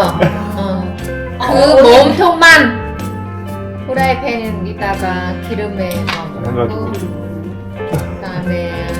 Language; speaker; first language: Korean; non-native, learner; Vietnamese